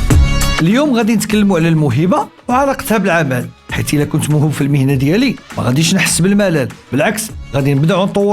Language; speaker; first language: Arabic; native; Arabic